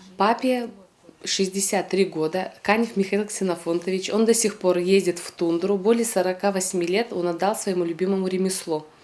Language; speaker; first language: Russian; non-native, local second language; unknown